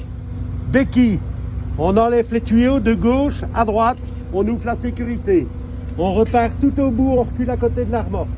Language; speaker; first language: French; native; French